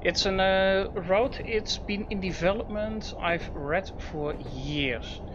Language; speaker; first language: English; non-native, fluent; Dutch